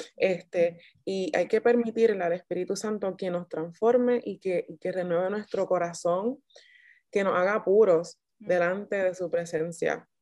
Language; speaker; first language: Spanish; native; Spanish